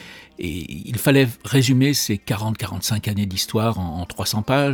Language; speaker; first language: French; native; French